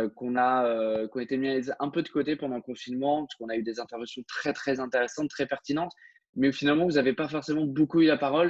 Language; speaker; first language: French; native; French